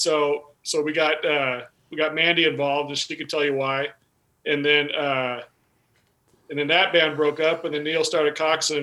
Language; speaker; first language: English; native; English